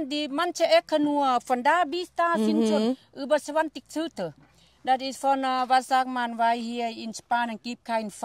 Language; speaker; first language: German; non-native, fluent; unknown